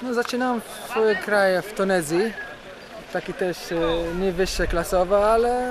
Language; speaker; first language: Polish; non-native, learner; Arabic